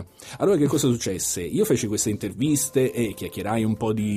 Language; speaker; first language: Italian; native; Italian